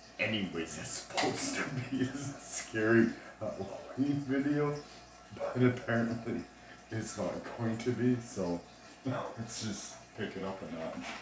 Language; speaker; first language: English; native; English